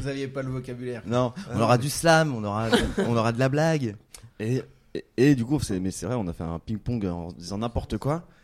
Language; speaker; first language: French; native; French